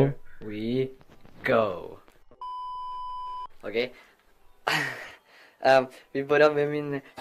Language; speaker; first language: Swedish; native; Swedish